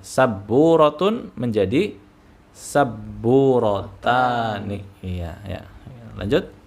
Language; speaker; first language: Indonesian; native; Indonesian